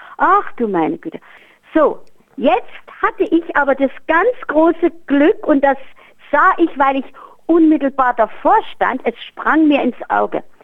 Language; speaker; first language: German; native; German